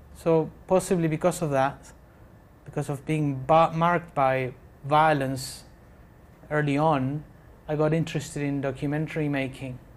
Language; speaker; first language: English; non-native, fluent; Spanish